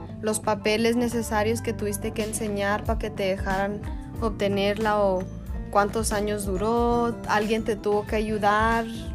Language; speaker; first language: Spanish; early bilingual, heritage; Spanish